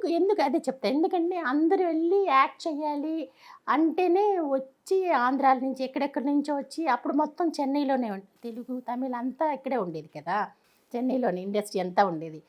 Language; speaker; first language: Telugu; native; Telugu